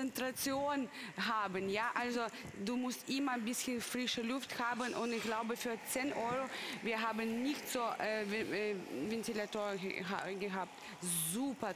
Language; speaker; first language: German; non-native, learner; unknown